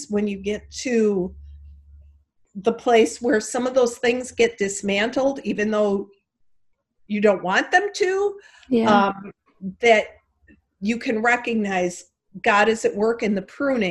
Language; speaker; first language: English; native; English